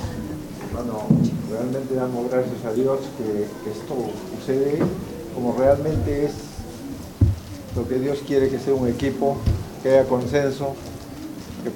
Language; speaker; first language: Spanish; native; Spanish